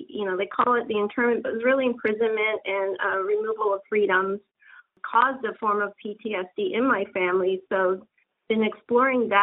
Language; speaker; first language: English; early bilingual, other home language; Japanese